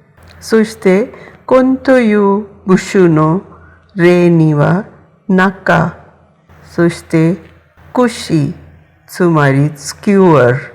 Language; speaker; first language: Japanese; non-native, fluent; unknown